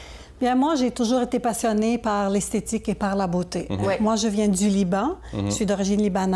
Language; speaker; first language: French; native; French